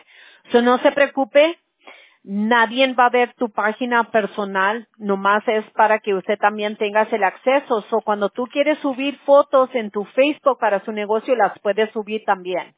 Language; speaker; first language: Spanish; early bilingual, heritage; English